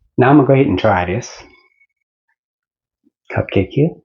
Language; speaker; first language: English; native; English